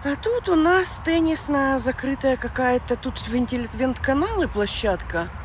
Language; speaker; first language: Russian; native; Russian